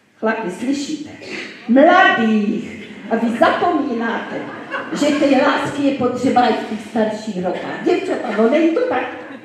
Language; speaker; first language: Czech; native; Czech